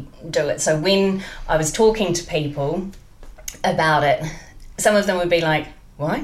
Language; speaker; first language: English; native; English